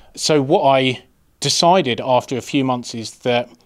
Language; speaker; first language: English; native; English